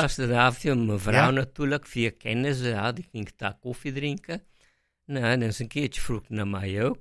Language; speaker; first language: Dutch; non-native, fluent; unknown